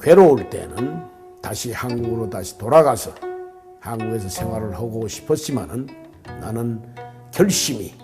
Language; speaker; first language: Korean; native; Korean